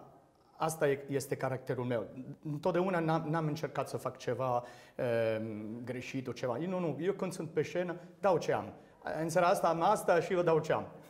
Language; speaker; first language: Romanian; non-native, learner; French